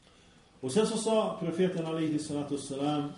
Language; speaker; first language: Swedish; early bilingual, other home language; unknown